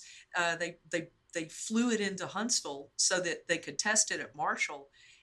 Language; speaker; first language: English; native; English